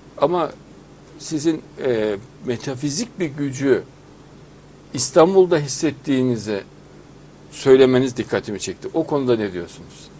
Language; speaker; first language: Turkish; native; Turkish